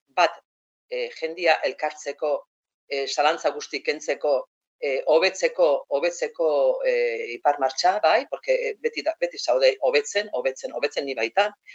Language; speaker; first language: Basque; non-native, local second language; Spanish